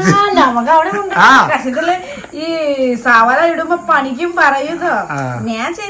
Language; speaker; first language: Malayalam; non-native, fluent; Nepali